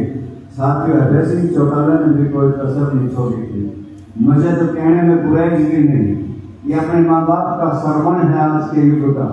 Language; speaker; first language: Hindi; native; Hindi